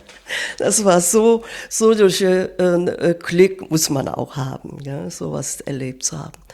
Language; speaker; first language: German; non-native, fluent; Korean